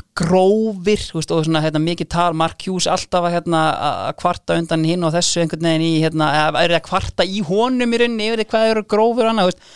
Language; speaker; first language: Icelandic; native; Icelandic